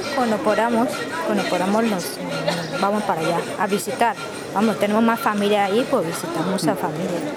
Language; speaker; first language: Spanish; non-native, learner; Thai